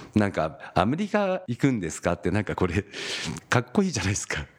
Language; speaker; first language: Japanese; native; Japanese